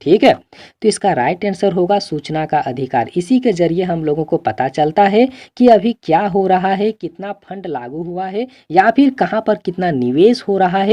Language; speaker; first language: Hindi; native; Hindi